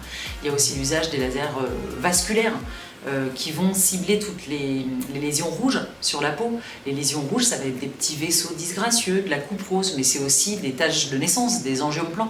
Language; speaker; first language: French; native; French